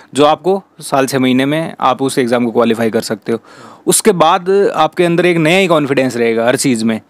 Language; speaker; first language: Hindi; native; Hindi